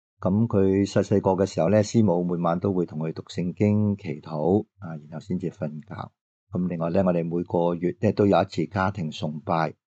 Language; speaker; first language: Cantonese; native; Cantonese